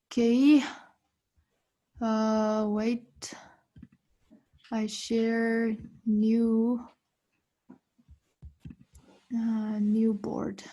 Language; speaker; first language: English; non-native, fluent; Tibetan